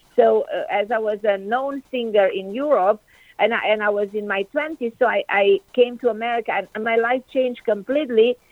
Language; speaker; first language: English; non-native, fluent; Romanian